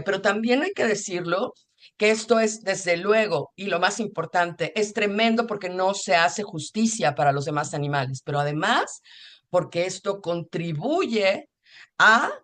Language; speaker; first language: Spanish; native; Spanish